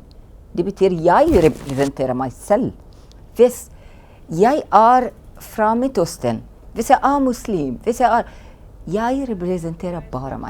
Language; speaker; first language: Norwegian; non-native, learner; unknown